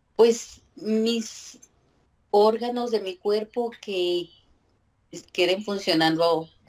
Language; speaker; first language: Spanish; native; Spanish